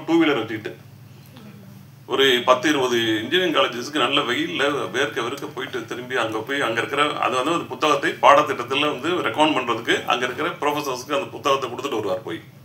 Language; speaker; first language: Tamil; native; Tamil